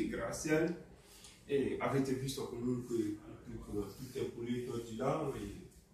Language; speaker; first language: Italian; non-native, fluent; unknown